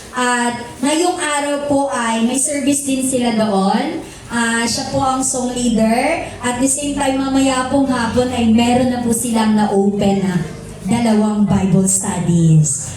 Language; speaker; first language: Filipino; non-native, local second language; Aklanon